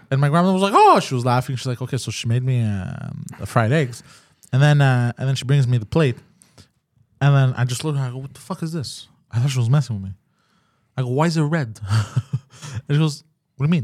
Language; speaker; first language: English; native; English